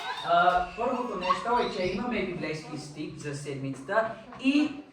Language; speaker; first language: Bulgarian; non-native, fluent; English